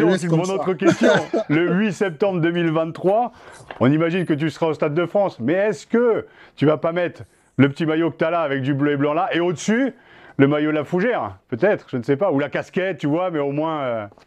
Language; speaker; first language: French; native; French